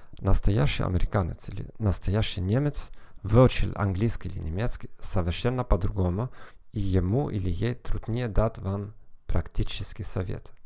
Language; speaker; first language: Russian; non-native, learner; German